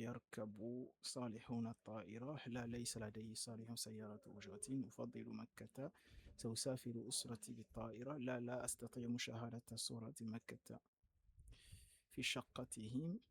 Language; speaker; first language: Arabic; non-native, fluent; French